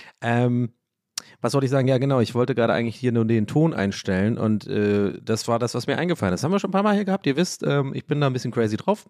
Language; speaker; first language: German; early bilingual, other home language; English